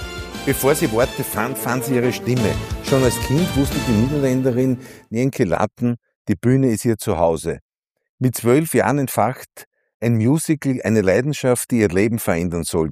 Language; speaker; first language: German; native; German